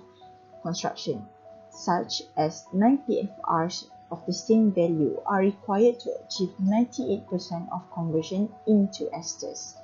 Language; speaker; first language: English; non-native, local second language; Malay